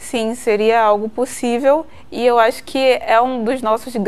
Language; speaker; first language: Portuguese; native; Portuguese